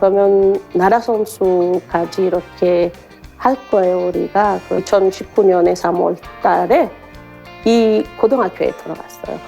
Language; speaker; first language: Korean; non-native, learner; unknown